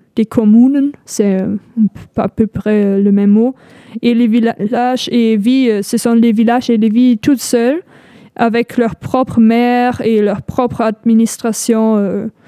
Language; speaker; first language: French; non-native, fluent; German